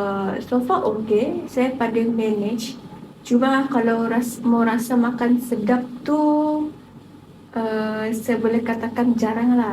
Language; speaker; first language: Malay; native; Malay